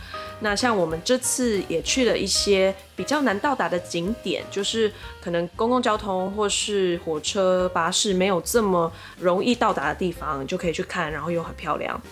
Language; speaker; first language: Chinese; native; Chinese